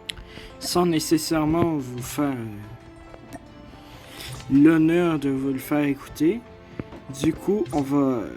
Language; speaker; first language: French; native; French